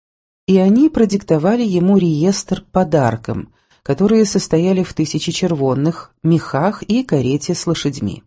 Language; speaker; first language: Russian; native; Russian